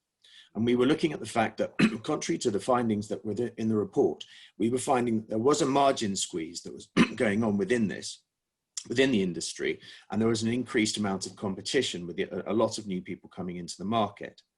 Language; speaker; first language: English; native; English